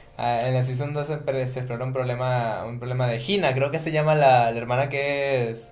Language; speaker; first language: Spanish; native; Spanish